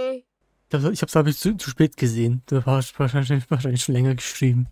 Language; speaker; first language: German; native; German